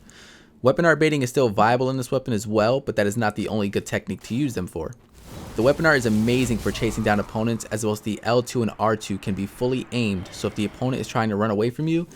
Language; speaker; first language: English; native; English